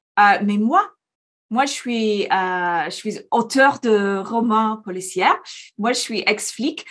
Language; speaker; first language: French; non-native, fluent; English